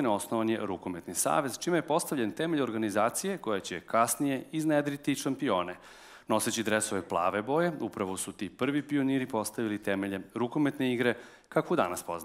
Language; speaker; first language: Serbian; native; Serbian